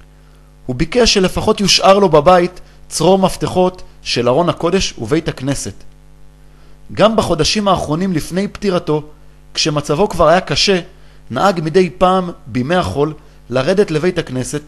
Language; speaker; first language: Hebrew; native; Hebrew